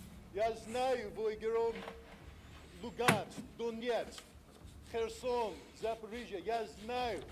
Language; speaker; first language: Russian; non-native, learner; English